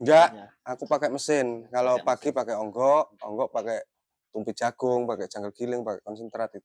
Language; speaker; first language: Indonesian; non-native, local second language; Javanese